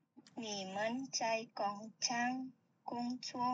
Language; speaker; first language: Chinese; non-native, learner; Indonesian